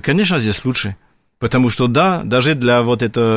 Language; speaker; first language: Russian; non-native, fluent; French